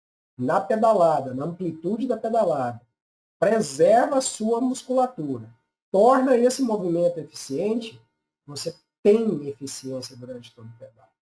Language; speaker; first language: Portuguese; native; Portuguese